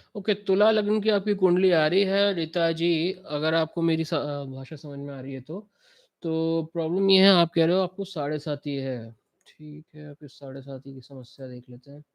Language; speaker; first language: Hindi; native; Hindi